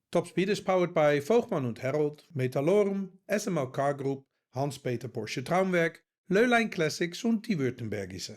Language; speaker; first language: German; native; German